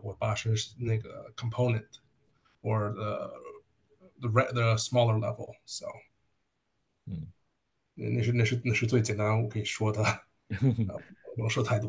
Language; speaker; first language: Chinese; early bilingual, heritage; Chinese